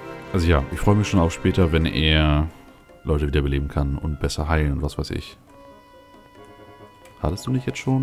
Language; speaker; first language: German; native; German